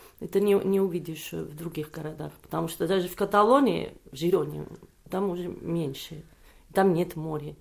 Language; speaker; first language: Russian; non-native, fluent; Catalan